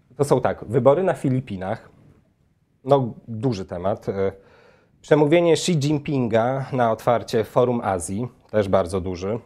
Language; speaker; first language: Polish; native; Polish